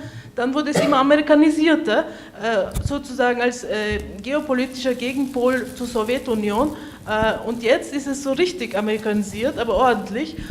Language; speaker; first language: German; early bilingual, other home language; Turkish